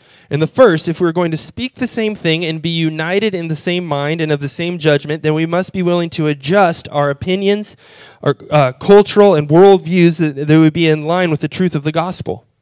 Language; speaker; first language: English; native; English